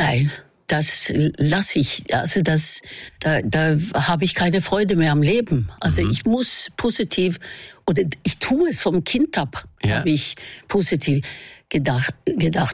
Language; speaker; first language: German; non-native, fluent; Norwegian